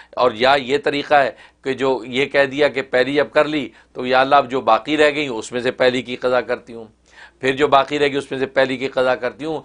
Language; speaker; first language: Urdu; native; Urdu